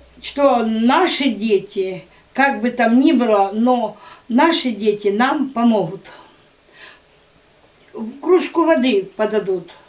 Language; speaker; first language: Russian; native; Russian